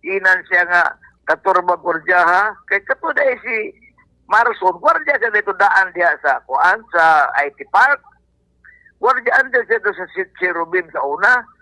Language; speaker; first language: Cebuano; native; Cebuano